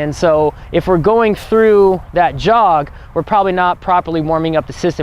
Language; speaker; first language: English; native; English